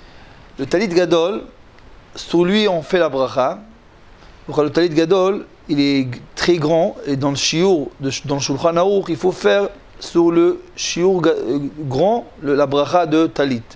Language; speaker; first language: French; non-native, learner; Hebrew